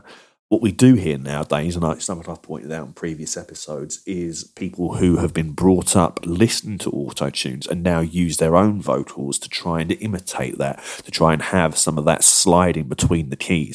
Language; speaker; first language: English; native; English